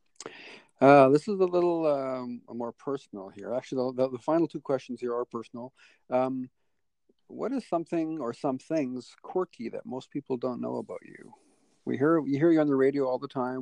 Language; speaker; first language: English; native; English